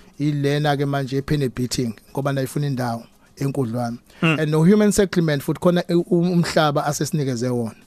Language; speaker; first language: Zulu; native; Zulu